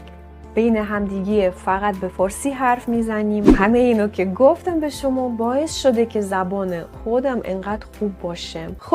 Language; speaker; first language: Persian; non-native, fluent; Russian